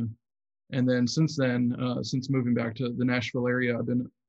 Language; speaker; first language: English; native; English